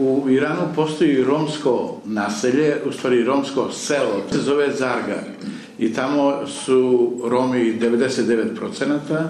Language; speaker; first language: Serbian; non-native, fluent; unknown